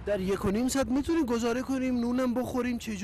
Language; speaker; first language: Persian; non-native, learner; Urdu